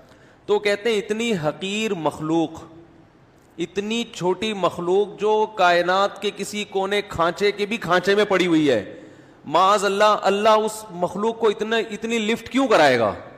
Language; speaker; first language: Urdu; native; Urdu